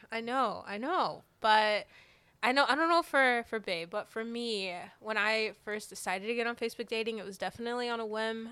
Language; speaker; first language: English; native; English